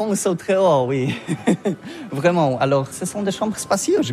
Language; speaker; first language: French; non-native, learner; Polish